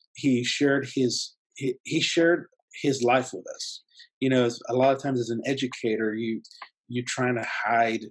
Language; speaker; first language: English; early bilingual, other home language; Spanish